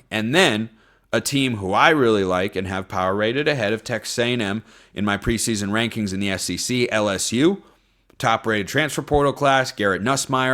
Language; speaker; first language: English; native; English